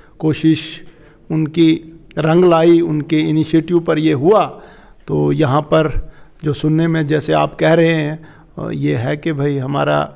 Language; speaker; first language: Hindi; non-native, local second language; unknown